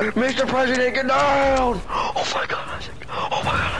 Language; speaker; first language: English; native; English